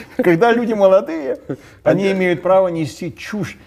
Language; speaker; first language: Russian; non-native, local second language; Ukrainian